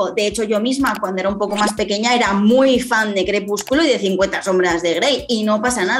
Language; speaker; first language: Spanish; native; Spanish